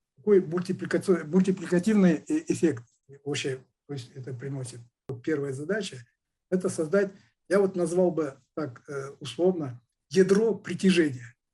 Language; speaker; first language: Russian; non-native, local second language; Kazakh